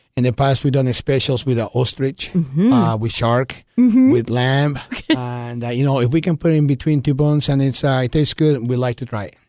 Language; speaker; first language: English; early bilingual, other home language; Spanish